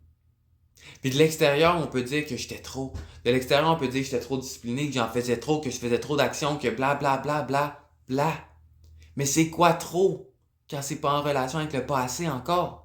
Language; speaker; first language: French; native; French